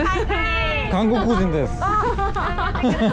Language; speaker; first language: Japanese; non-native, learner; Korean